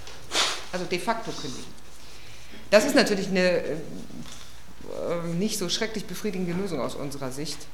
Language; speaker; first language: German; native; German